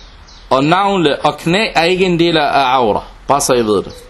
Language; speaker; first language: Danish; non-native, local second language; Arabic